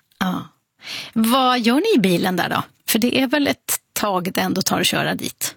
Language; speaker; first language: Swedish; native; Swedish